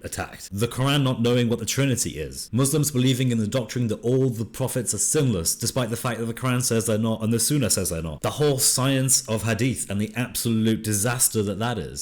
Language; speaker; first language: English; native; English